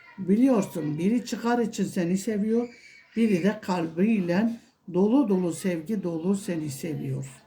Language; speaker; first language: Turkish; non-native, local second language; Kurdish